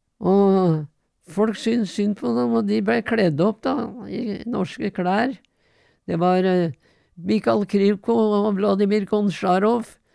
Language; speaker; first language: Norwegian; native; Norwegian